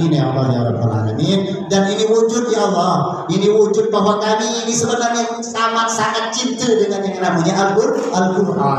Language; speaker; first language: Malay; native; Malay